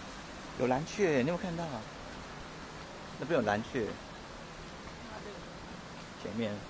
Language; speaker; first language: Chinese; native; Chinese